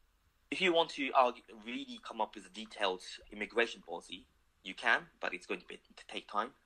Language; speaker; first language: English; non-native, fluent; Japanese